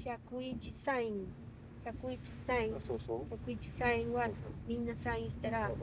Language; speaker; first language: Japanese; non-native, learner; Spanish